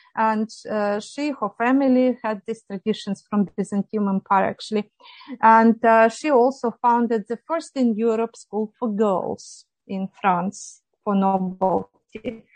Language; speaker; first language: English; non-native, fluent; Ukrainian